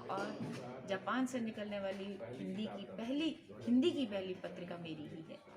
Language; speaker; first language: Hindi; native; Hindi